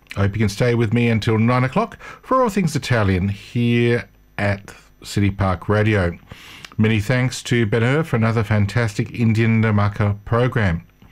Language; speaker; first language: English; early bilingual, other home language; Italian